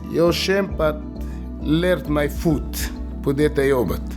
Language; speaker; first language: Swedish; non-native, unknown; Arabic